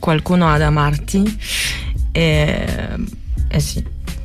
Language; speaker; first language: Italian; non-native, learner; French